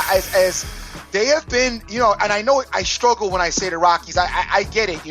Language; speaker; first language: English; native; English